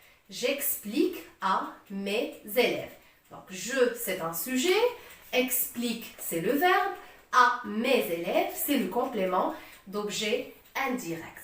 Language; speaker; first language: French; non-native, local second language; Arabic